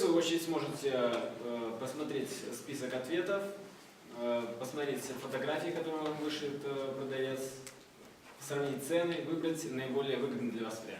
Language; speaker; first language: Russian; native; Russian